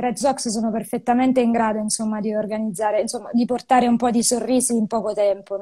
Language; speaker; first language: Italian; native; Italian